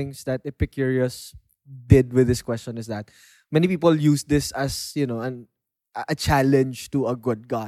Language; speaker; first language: English; non-native, local second language; Filipino